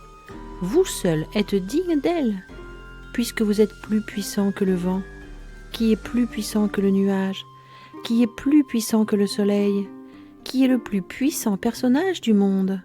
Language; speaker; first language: French; native; French